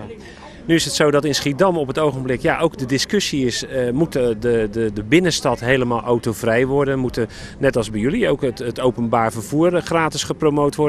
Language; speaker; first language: Dutch; native; Dutch